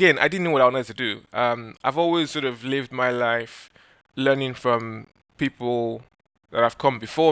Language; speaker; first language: English; non-native, local second language; Yoruba